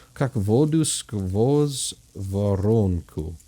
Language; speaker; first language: Russian; non-native, learner; English